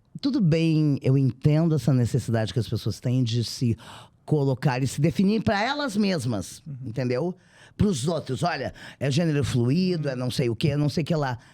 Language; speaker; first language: Portuguese; native; Portuguese